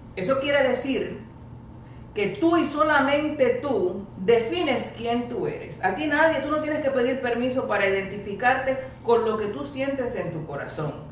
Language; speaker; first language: Spanish; native; Spanish